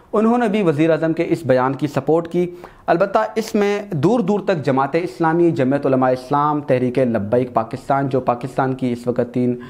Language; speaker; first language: Urdu; native; Urdu